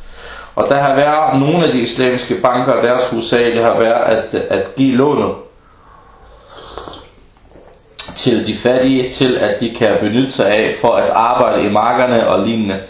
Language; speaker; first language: Danish; non-native, fluent; Arabic